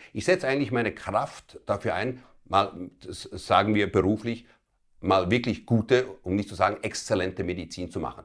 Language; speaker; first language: German; early bilingual, other home language; Italian